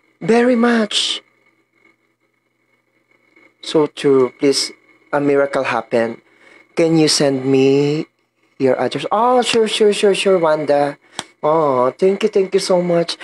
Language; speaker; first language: English; non-native, learner; Filipino